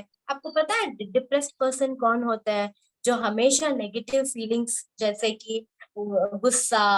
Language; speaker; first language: Hindi; native; Hindi